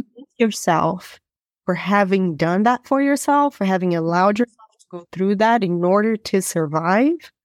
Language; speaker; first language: English; non-native, fluent; Portuguese